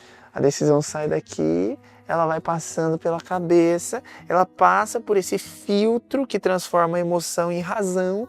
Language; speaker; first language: Portuguese; native; Portuguese